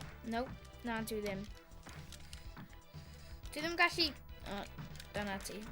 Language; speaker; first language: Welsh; non-native, local second language; English